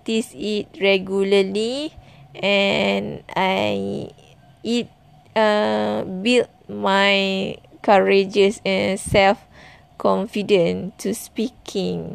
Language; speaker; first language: English; non-native, learner; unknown